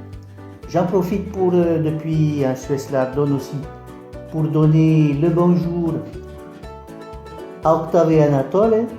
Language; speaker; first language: French; native; French